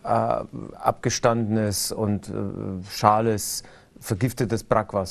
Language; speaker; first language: German; native; German